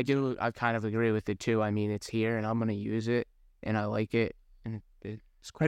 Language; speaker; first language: English; native; English